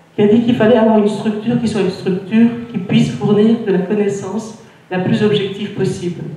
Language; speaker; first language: French; native; French